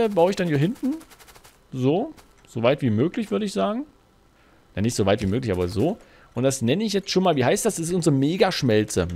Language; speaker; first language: German; native; German